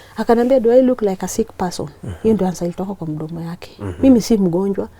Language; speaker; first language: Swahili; non-native, local second language; Luo (Kenya and Tanzania)